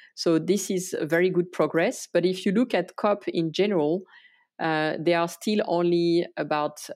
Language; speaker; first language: English; non-native, fluent; French